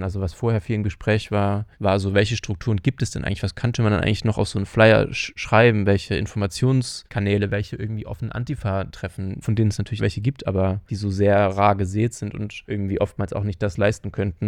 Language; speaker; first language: German; native; German